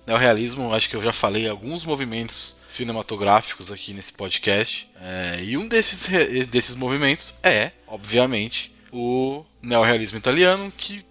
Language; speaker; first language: Portuguese; native; Portuguese